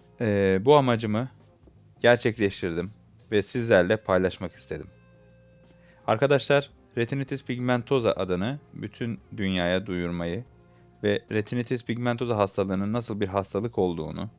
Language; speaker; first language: Turkish; native; Turkish